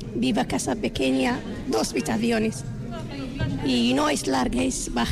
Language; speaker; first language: Spanish; non-native, learner; Arabic